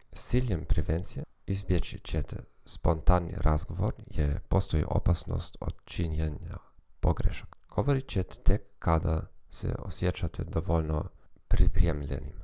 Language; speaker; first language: Croatian; non-native, fluent; German